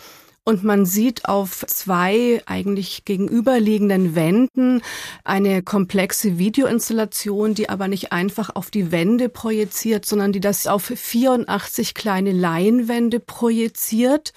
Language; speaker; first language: German; native; German